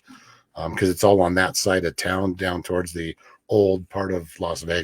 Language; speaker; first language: English; native; English